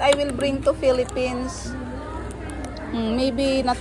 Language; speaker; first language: English; non-native, local second language; Filipino